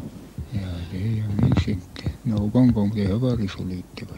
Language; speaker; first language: Swedish; non-native, local second language; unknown